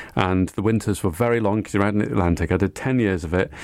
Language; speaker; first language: English; native; English